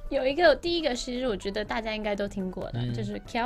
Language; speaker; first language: Chinese; native; Chinese